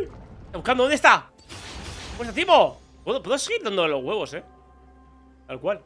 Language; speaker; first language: Spanish; native; Spanish